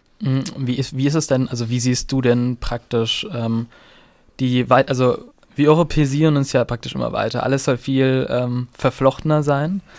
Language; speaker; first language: German; native; German